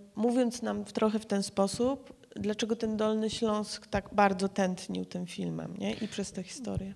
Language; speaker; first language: Polish; native; Polish